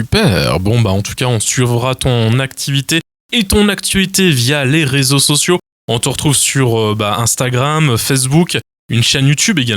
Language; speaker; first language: French; native; French